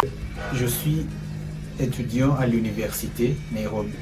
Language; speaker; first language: French; non-native, learner; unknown